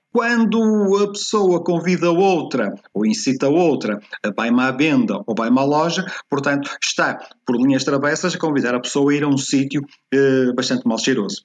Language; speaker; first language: Portuguese; native; Portuguese